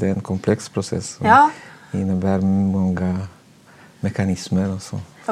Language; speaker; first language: Swedish; non-native, fluent; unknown